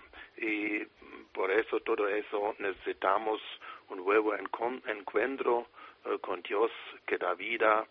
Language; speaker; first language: Spanish; non-native, fluent; German